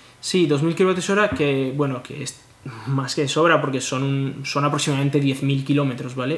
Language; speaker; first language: Spanish; native; Spanish